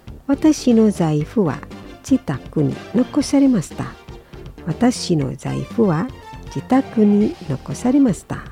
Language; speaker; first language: Japanese; non-native, fluent; Indonesian